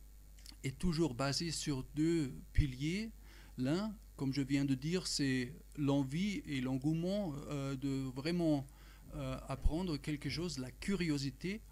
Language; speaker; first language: French; non-native, fluent; German